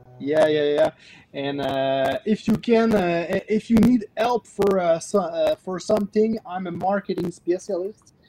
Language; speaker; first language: English; non-native, learner; French